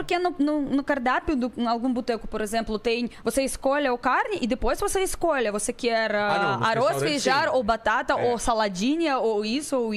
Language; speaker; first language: Portuguese; non-native, learner; Russian